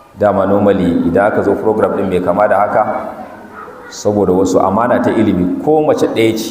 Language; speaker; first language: Hausa; native; Hausa